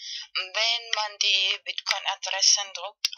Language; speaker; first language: German; non-native, fluent; Spanish